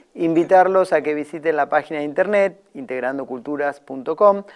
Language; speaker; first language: Spanish; native; Spanish